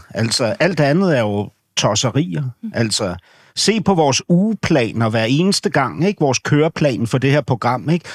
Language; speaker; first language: Danish; native; Danish